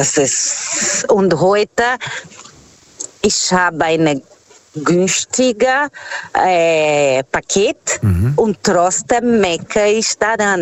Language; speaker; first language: German; non-native, fluent; Portuguese